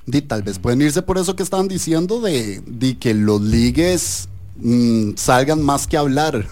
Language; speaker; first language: Spanish; early bilingual, other home language; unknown